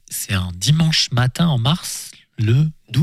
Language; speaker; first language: French; native; French